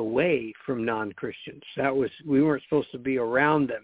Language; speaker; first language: English; native; English